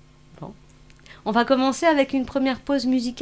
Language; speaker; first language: French; native; French